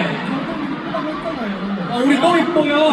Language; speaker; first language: Korean; non-native, learner; Filipino